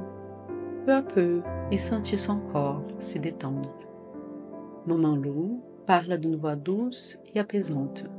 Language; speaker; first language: French; non-native, fluent; Portuguese